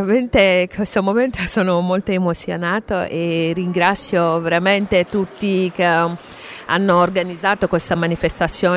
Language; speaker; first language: Italian; non-native, fluent; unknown